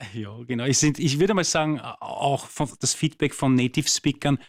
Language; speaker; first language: German; native; German